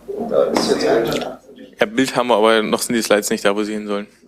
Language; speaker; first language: German; native; German